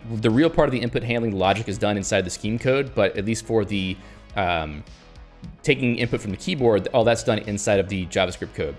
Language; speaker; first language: English; native; English